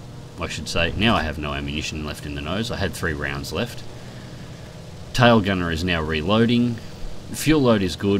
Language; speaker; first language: English; native; English